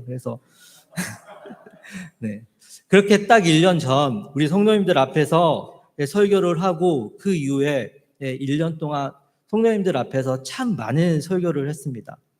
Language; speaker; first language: Korean; native; Korean